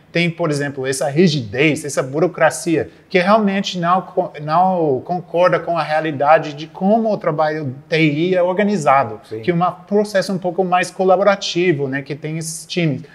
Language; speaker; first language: Portuguese; non-native, fluent; English